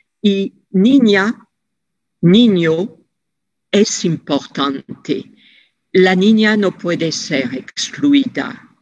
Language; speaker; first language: Spanish; non-native, fluent; French